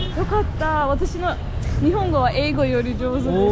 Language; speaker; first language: Japanese; non-native, learner; Turkish